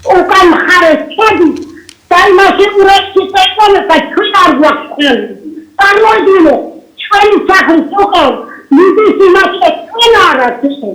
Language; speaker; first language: Georgian; native; Georgian